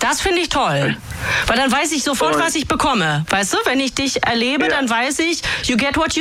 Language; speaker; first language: German; native; German